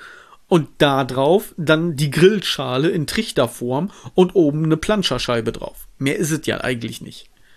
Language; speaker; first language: German; native; German